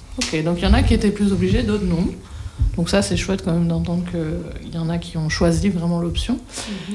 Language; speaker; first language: French; native; French